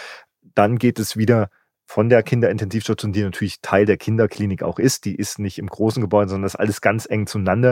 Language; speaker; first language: German; native; German